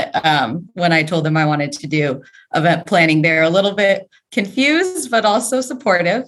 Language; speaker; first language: English; native; English